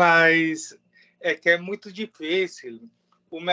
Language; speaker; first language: Portuguese; non-native, learner; Spanish